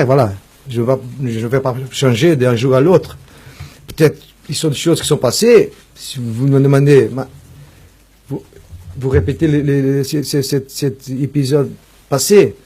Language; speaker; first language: French; non-native, fluent; Portuguese